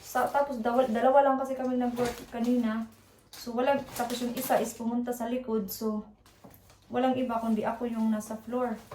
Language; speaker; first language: Filipino; native; Filipino